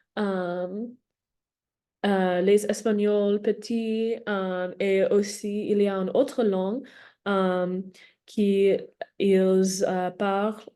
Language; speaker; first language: French; non-native, learner; English